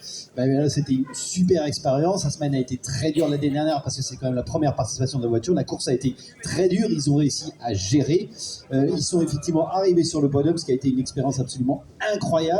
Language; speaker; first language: French; native; French